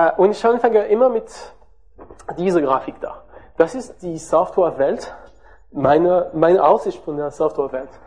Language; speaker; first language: German; non-native, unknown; French